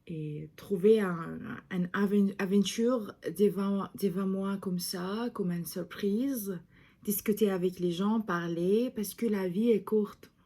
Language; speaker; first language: French; non-native, fluent; English